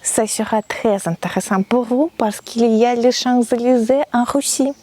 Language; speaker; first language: French; non-native, fluent; Russian